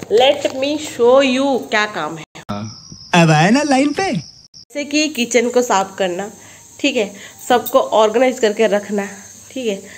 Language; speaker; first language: Hindi; non-native, local second language; Odia